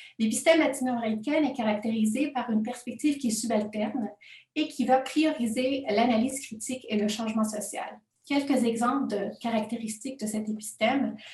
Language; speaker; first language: French; non-native, fluent; Spanish